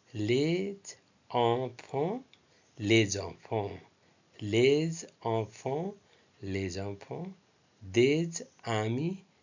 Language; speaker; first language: French; non-native, learner; Nepali